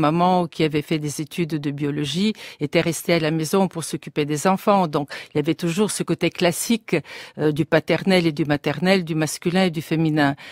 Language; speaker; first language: French; non-native, fluent; Bulgarian